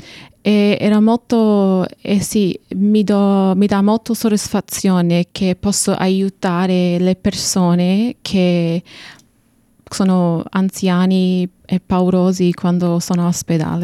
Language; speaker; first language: Italian; non-native, fluent; English